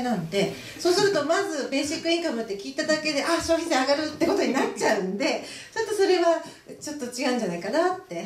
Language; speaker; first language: Japanese; native; Japanese